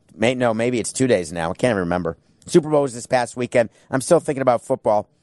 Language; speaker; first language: English; native; English